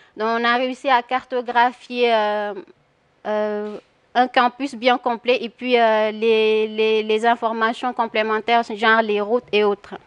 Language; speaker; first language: French; non-native, local second language; Wolof